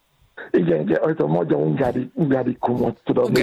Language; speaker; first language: Hungarian; non-native, learner; Yoruba